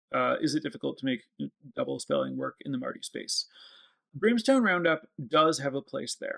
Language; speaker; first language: English; native; English